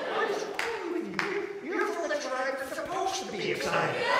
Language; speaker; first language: English; early bilingual, other home language; Korean